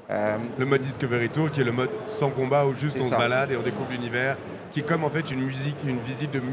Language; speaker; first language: French; native; French